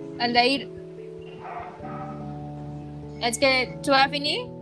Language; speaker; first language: French; non-native, learner; Spanish